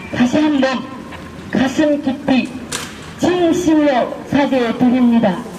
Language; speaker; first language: Korean; non-native, fluent; Japanese